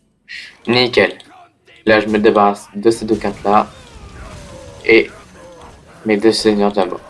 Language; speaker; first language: French; native; French